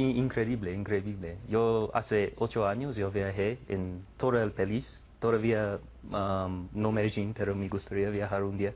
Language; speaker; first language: Spanish; non-native, learner; English